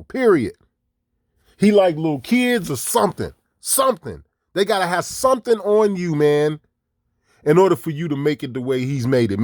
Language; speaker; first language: English; native; English